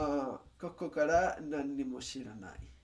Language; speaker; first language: Japanese; non-native, learner; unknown